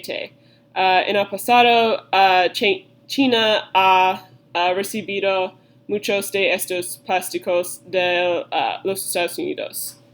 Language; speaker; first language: Spanish; non-native, learner; English